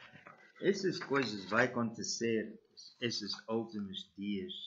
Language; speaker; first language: Portuguese; non-native, learner; English